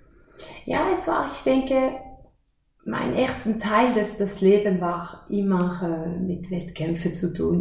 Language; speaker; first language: German; non-native, fluent; French